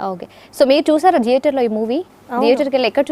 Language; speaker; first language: Telugu; native; Telugu